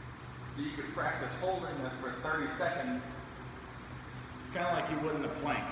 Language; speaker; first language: English; native; English